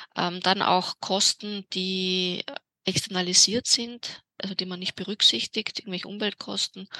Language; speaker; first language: German; native; German